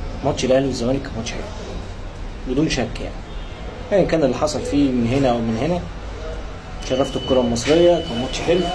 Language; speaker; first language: Arabic; native; Arabic